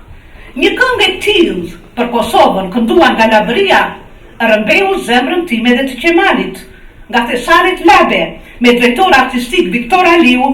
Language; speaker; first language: Albanian; native; Albanian